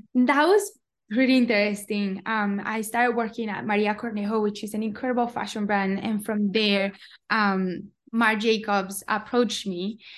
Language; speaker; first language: English; non-native, fluent; Spanish